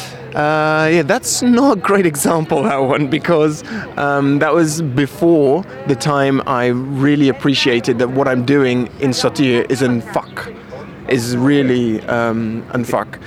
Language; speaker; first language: English; native; English